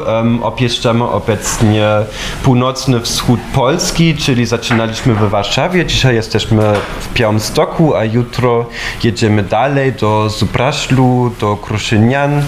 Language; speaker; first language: Polish; non-native, fluent; German